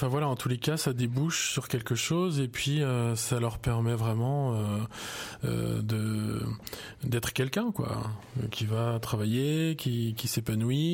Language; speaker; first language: French; native; French